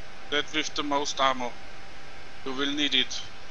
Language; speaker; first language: English; non-native, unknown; German